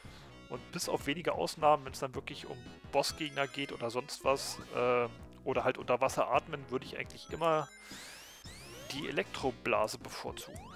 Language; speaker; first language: German; native; German